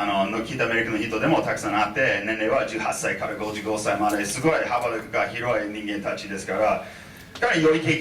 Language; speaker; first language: Japanese; non-native, fluent; English